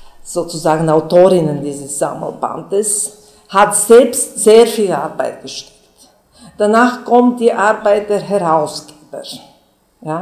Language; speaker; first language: German; non-native, fluent; Bulgarian